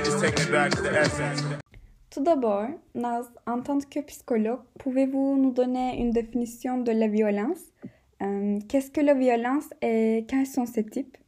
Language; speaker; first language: French; non-native, learner; Turkish